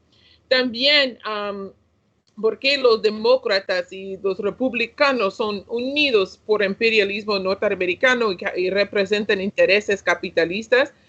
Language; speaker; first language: Spanish; non-native, learner; English